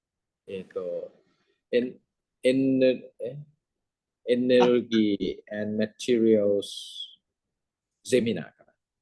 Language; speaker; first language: Japanese; non-native, fluent; Thai